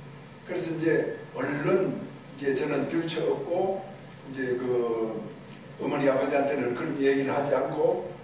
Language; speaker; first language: Korean; native; Korean